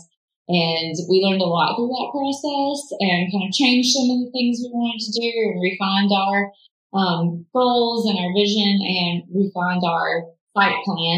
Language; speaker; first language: English; native; English